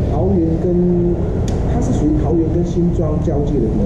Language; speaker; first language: Chinese; native; Chinese